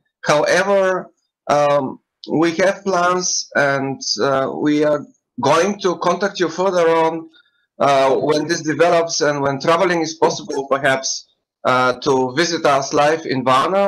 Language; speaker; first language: English; non-native, fluent; Bulgarian